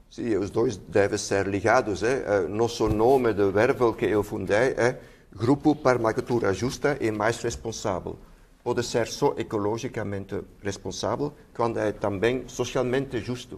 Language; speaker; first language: Portuguese; non-native, fluent; Dutch